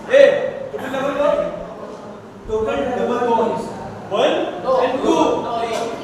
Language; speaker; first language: English; non-native, local second language; Hindi